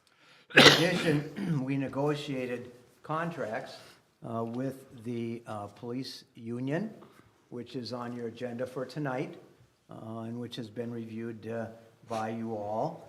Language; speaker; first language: English; native; English